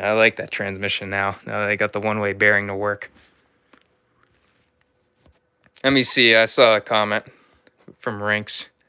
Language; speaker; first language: English; native; English